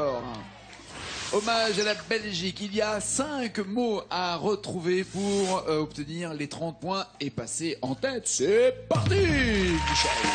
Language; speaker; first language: French; native; French